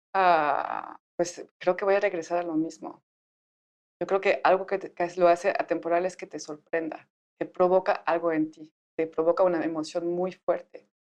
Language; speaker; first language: Spanish; non-native, fluent; French